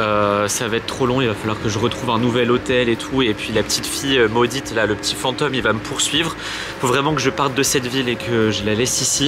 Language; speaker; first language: French; native; French